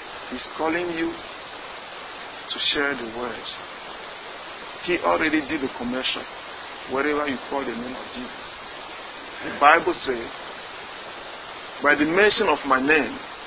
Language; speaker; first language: English; non-native, fluent; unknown